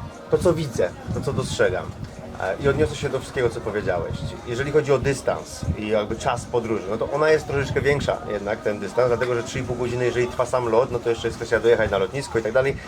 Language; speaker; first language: Polish; native; Polish